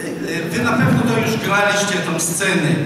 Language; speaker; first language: Polish; non-native, fluent; Hebrew